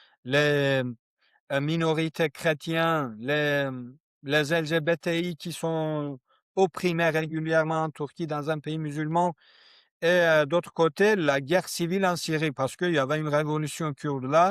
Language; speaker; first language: French; non-native, learner; Kurdish